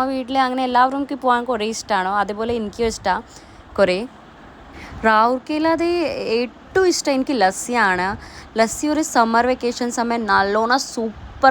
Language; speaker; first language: Malayalam; non-native, learner; Hindi